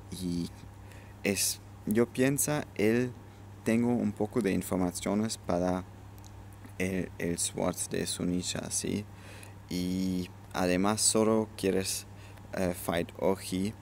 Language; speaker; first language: Spanish; non-native, learner; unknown